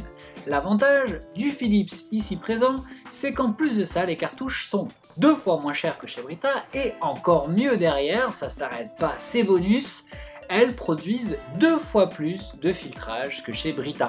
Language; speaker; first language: French; native; French